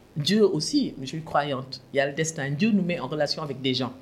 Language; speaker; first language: French; non-native, local second language; Wolof